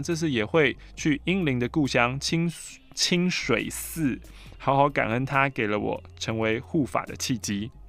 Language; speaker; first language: Chinese; native; Chinese